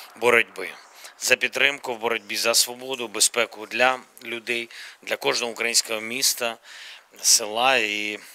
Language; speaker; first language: Ukrainian; non-native, local second language; Russian